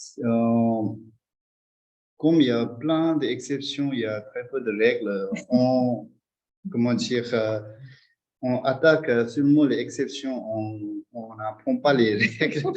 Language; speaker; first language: French; non-native, fluent; Tibetan